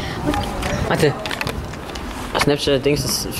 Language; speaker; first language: German; native; German